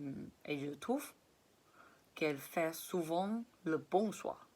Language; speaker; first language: French; non-native, fluent; Chinese